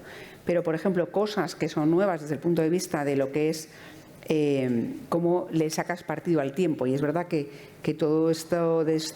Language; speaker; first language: Spanish; native; Spanish